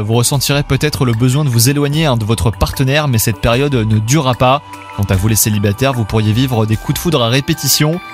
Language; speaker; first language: French; native; French